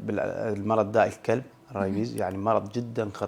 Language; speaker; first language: Arabic; native; Arabic